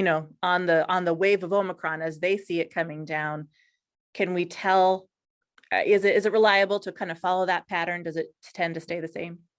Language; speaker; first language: English; native; English